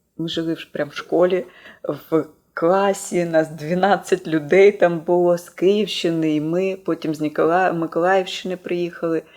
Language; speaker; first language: Ukrainian; native; Ukrainian